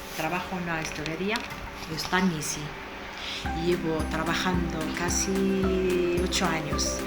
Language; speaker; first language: Spanish; non-native, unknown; Arabic